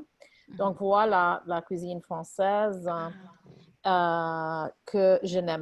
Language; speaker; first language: French; non-native, fluent; English